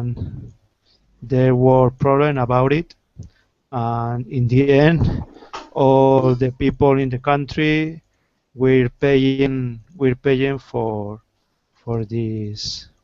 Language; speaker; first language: English; non-native, learner; Spanish